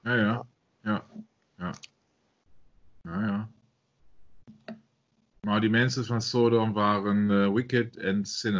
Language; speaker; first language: Dutch; non-native, fluent; German